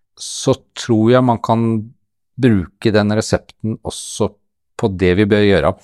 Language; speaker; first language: Norwegian; native; Norwegian